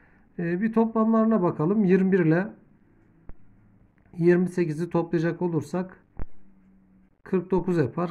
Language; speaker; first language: Turkish; native; Turkish